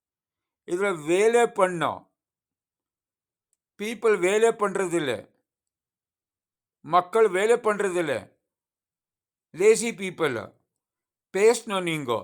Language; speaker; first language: Tamil; non-native, learner; Kannada